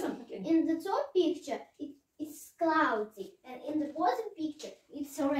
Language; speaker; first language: English; non-native, learner; Russian